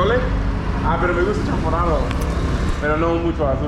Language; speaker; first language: Spanish; non-native, learner; English